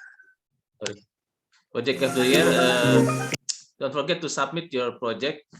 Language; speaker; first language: English; non-native, learner; Indonesian